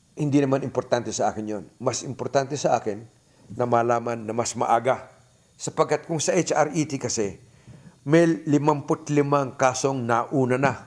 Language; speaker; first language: Filipino; native; Filipino